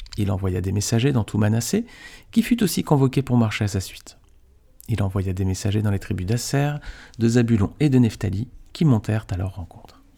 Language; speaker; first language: French; native; French